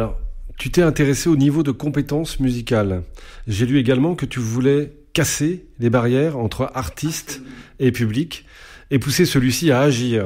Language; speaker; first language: French; native; French